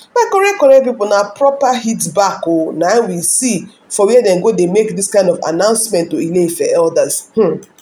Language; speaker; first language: Nigerian Pidgin; non-native, local second language; Igbo